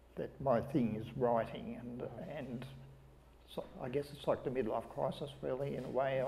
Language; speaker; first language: English; native; English